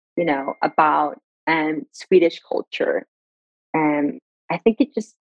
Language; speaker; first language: English; early bilingual, other home language; Persian